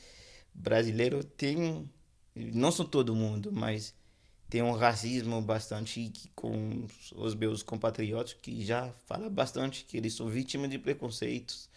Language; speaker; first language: Portuguese; non-native, fluent; Haitian Creole